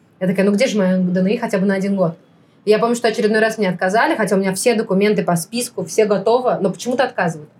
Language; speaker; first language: Russian; native; Russian